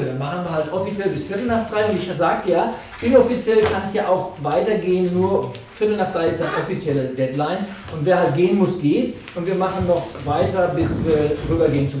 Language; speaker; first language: German; native; German